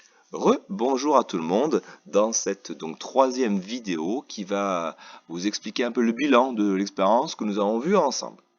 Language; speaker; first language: French; native; French